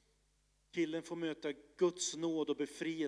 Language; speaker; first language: Swedish; early bilingual, other home language; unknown